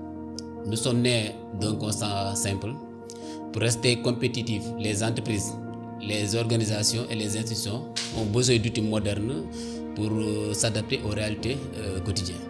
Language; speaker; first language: French; non-native, local second language; Wolof